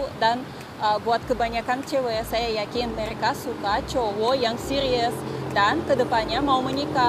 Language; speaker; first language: Indonesian; non-native, fluent; Russian